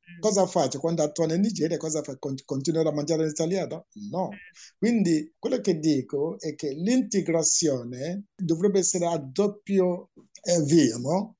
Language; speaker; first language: Italian; non-native, fluent; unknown